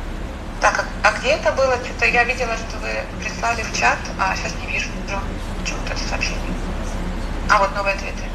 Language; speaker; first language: Russian; native; Russian